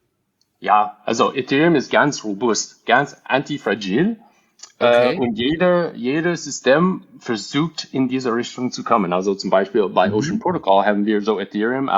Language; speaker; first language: German; non-native, fluent; English